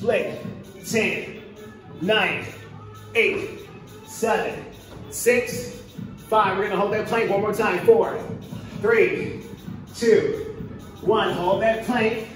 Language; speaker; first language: English; native; English